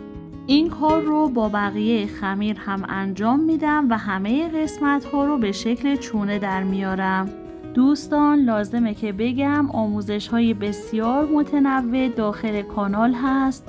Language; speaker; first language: Persian; native; Persian